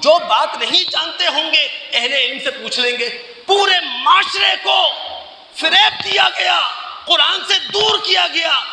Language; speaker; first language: Urdu; native; Urdu